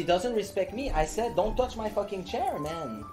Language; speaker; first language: English; non-native, fluent; French